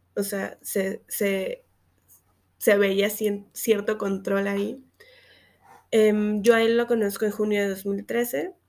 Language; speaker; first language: Spanish; native; Spanish